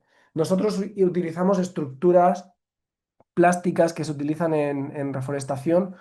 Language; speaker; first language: Spanish; native; Spanish